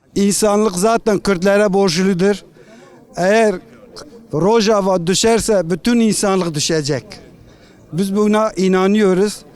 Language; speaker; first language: Turkish; non-native, local second language; Kurdish